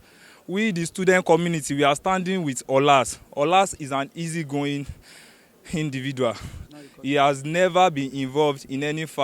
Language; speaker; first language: English; non-native, local second language; Yoruba